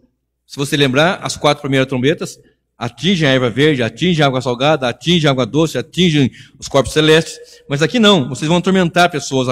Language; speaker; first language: Portuguese; native; Portuguese